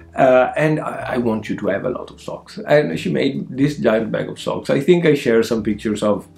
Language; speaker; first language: English; non-native, fluent; Italian